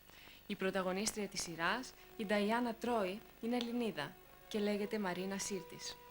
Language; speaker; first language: Greek; native; Greek